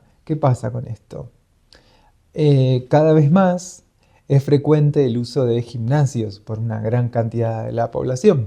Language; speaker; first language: Spanish; native; Spanish